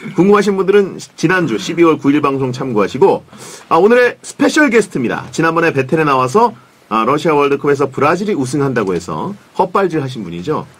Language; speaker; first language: Korean; native; Korean